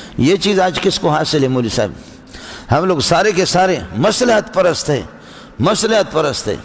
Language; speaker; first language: Urdu; non-native, local second language; Brahui